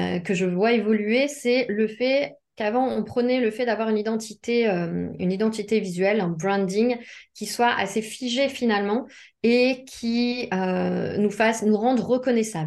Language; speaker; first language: French; native; French